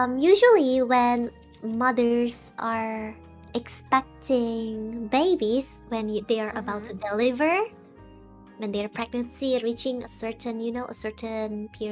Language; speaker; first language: English; non-native, fluent; Indonesian